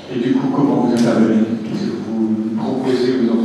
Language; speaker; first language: French; native; French